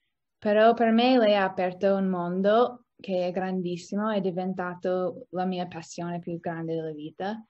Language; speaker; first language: Italian; non-native, learner; English